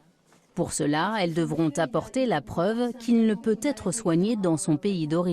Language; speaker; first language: French; native; French